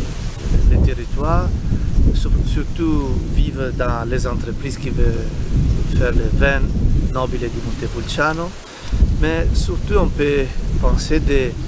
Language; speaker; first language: French; non-native, learner; Italian